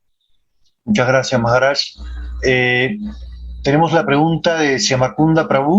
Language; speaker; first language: Spanish; native; Spanish